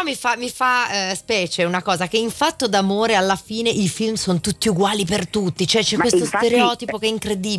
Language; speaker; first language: Italian; native; Italian